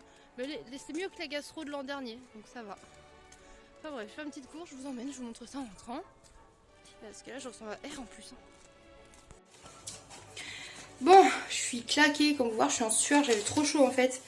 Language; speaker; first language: French; native; French